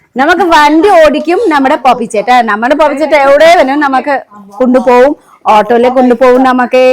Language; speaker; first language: Malayalam; non-native, learner; Nepali